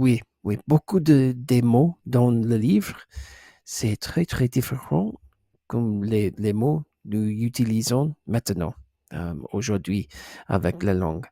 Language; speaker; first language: French; non-native, learner; English